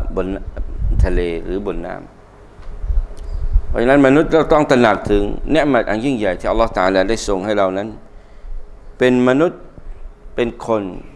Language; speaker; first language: Thai; non-native, local second language; Malay